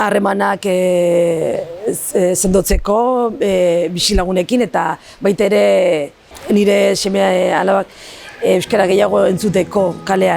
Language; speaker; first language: Basque; non-native, local second language; Arabic